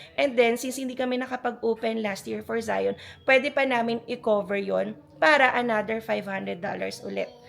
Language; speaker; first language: Filipino; native; Filipino